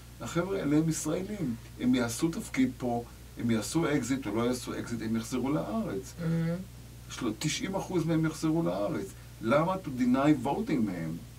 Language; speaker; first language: Hebrew; native; Hebrew